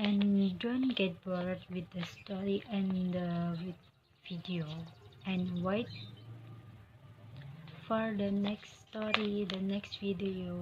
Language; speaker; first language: English; non-native, learner; Indonesian